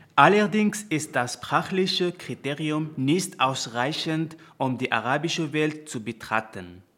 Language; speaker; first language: German; non-native, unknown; Arabic